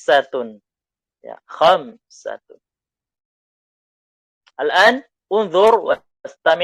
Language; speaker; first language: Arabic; non-native, fluent; Indonesian